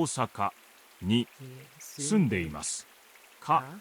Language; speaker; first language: Japanese; non-native, learner; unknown